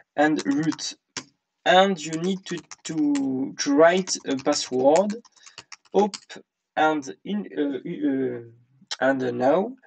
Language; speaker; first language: English; non-native, learner; French